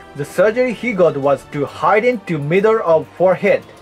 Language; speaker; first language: English; non-native, fluent; Japanese